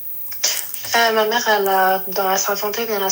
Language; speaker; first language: French; native; French